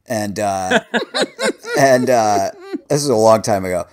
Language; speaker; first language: English; native; English